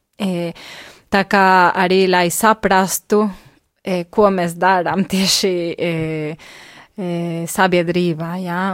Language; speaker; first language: Latvian; non-native, fluent; Spanish